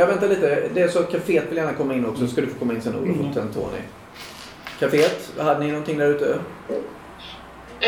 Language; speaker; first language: Swedish; native; Swedish